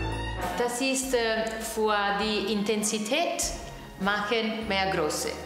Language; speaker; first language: German; non-native, learner; Italian